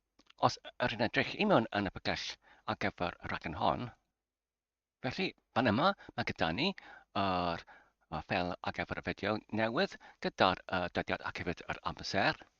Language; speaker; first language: Welsh; non-native, learner; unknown